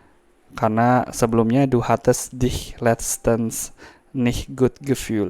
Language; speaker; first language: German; non-native, fluent; Indonesian